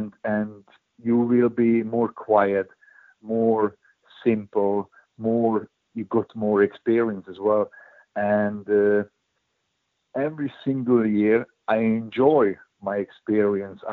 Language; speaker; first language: English; non-native, learner; Hungarian